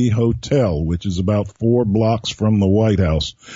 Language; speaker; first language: English; native; English